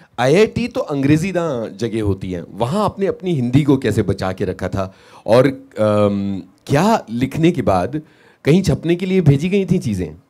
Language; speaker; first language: Hindi; native; Hindi